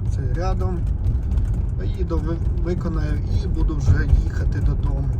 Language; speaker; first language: Ukrainian; non-native, local second language; Russian